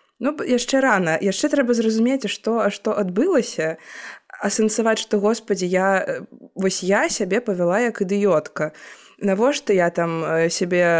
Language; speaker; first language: Belarusian; non-native, local second language; Russian